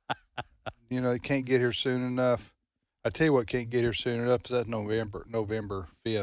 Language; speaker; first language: English; native; English